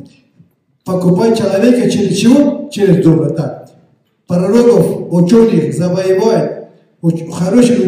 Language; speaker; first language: Russian; non-native, learner; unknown